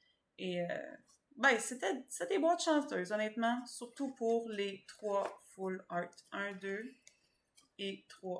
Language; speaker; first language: French; native; French